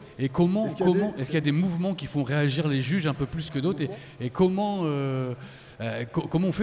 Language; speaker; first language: French; native; French